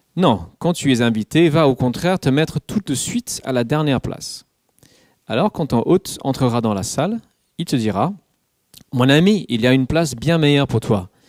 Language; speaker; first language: French; non-native, fluent; English